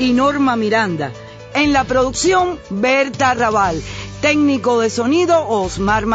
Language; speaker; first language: Spanish; native; Spanish